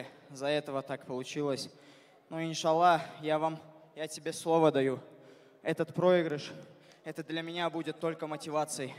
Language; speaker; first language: Russian; non-native, fluent; Azerbaijani